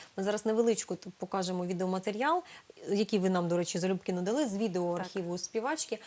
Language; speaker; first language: Ukrainian; native; Ukrainian